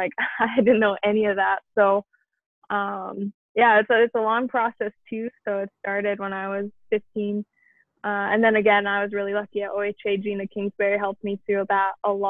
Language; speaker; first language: English; native; English